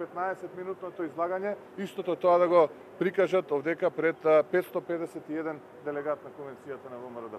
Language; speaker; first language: Macedonian; native; Macedonian